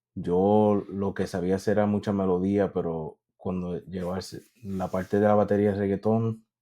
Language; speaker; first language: Spanish; early bilingual, heritage; Spanish